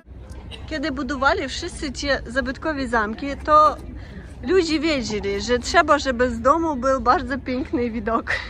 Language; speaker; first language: Polish; non-native, learner; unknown